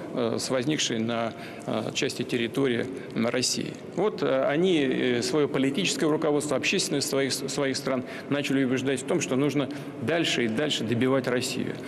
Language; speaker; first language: Russian; native; Russian